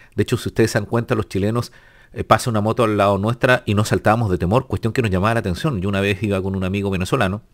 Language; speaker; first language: Spanish; native; Spanish